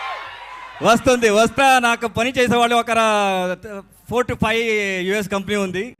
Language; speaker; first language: Telugu; non-native, learner; Kannada